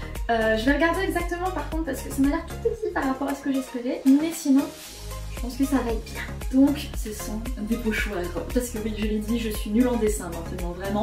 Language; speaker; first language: French; native; French